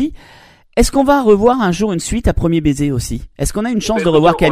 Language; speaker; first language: French; native; French